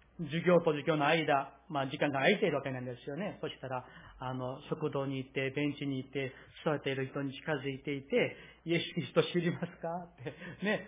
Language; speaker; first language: Japanese; non-native, fluent; Korean